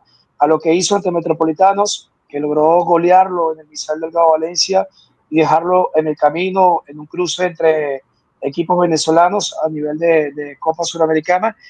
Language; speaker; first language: Spanish; native; Spanish